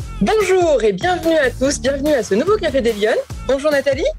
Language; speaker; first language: French; native; French